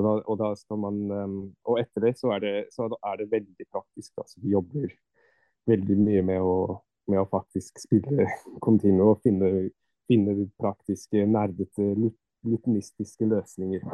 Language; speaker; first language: Norwegian; non-native, fluent; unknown